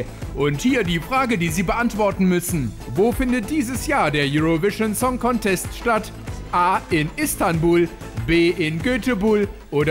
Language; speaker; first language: German; native; German